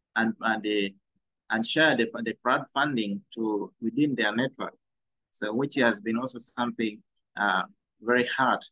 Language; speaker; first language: English; non-native, fluent; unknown